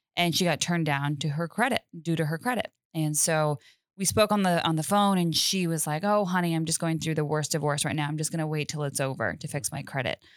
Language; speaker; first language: English; native; English